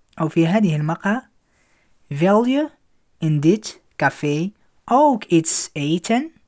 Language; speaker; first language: Dutch; non-native, fluent; Arabic